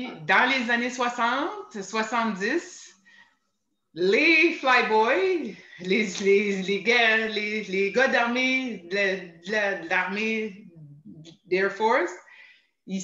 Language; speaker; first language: French; native; French